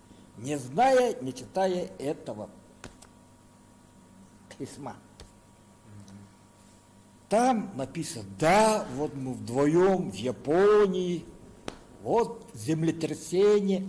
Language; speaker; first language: Russian; non-native, local second language; Yakut